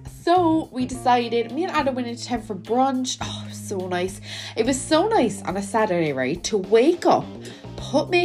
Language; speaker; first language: English; native; English